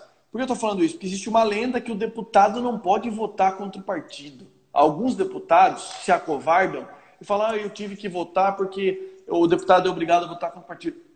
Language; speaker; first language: Portuguese; native; Portuguese